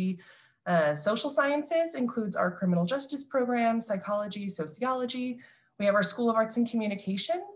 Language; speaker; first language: English; native; English